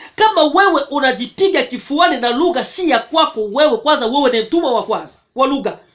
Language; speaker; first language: Swahili; native; Swahili